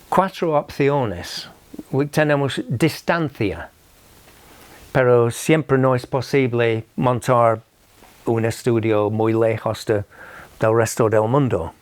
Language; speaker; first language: Spanish; non-native, fluent; English